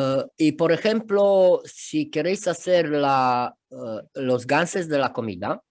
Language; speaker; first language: Spanish; non-native, fluent; Romanian